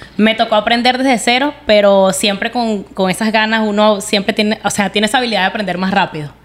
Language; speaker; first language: Spanish; native; Spanish